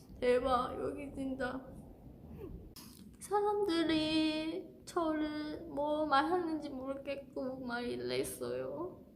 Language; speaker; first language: Korean; non-native, learner; Chinese